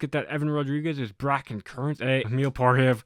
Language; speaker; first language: English; native; English